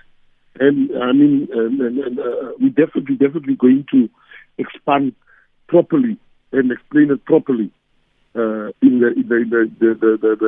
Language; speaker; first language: English; non-native, local second language; Afrikaans